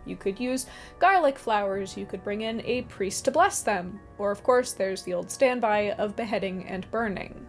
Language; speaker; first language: English; native; English